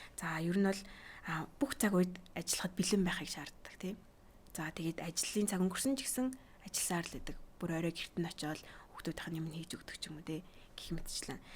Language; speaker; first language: Mongolian; native; Mongolian